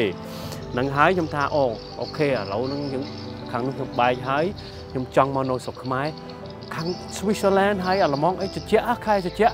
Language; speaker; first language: Khmer; early bilingual, heritage; Khmer